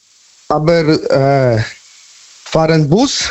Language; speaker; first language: German; non-native, learner; Polish